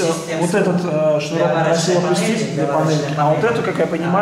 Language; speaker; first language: Russian; native; Russian